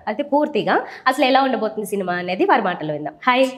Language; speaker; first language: Telugu; native; Telugu